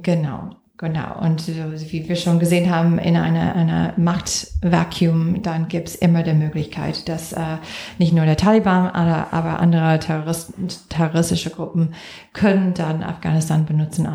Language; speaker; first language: German; non-native, fluent; English